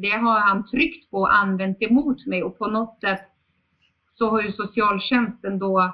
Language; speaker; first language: Swedish; early bilingual, other home language; Bosnian